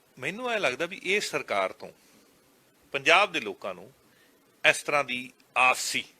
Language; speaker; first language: Punjabi; native; Punjabi